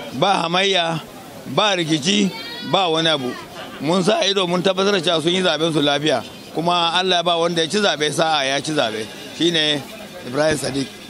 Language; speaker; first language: Hausa; non-native, local second language; Fula